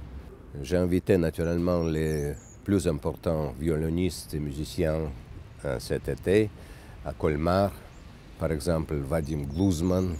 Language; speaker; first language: French; non-native, learner; Russian